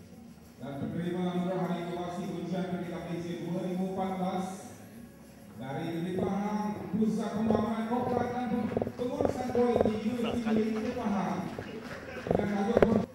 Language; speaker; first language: Malay; native; Malay